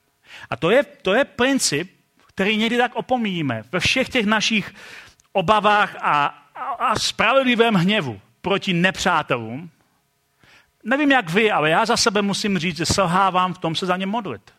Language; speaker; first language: Czech; native; Czech